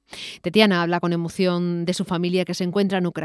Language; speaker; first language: Spanish; native; Spanish